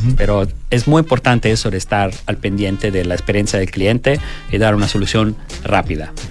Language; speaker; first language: Spanish; non-native, fluent; Italian